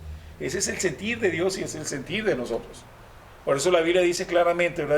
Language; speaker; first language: Spanish; native; Spanish